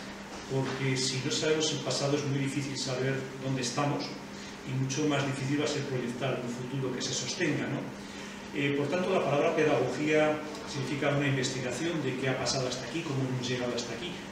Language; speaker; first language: Spanish; native; Spanish